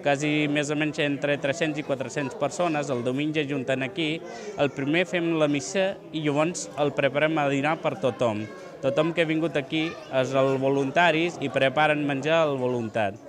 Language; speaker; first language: Catalan; non-native, learner; Punjabi